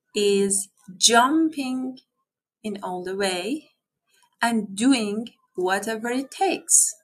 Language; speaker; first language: English; non-native, fluent; Persian